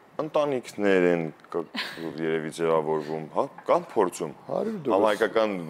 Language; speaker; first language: Armenian; native; Armenian